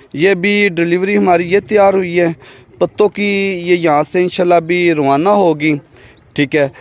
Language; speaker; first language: Urdu; non-native, local second language; Punjabi